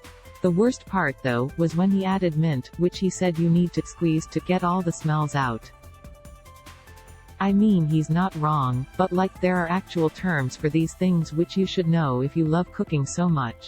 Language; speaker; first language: English; native; English